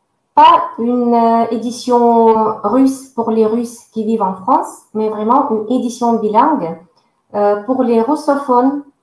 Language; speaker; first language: French; non-native, fluent; Russian